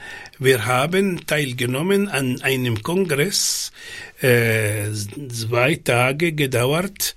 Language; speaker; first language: German; non-native, fluent; Arabic